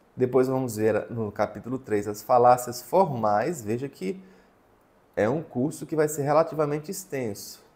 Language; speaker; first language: Portuguese; native; Portuguese